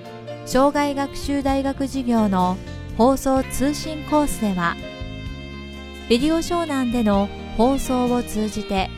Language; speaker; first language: Japanese; native; Japanese